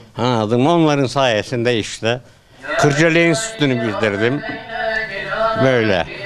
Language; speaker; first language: Turkish; native; Turkish